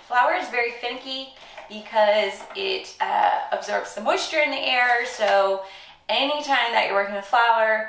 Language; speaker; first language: English; native; English